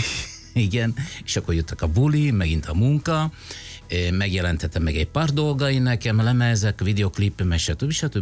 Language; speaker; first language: Hungarian; non-native, fluent; Italian